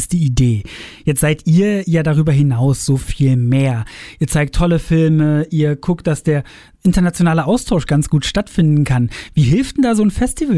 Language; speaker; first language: German; native; German